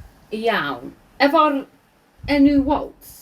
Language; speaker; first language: Welsh; non-native, learner; English